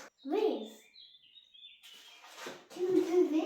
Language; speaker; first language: Albanian; early bilingual, heritage; Albanian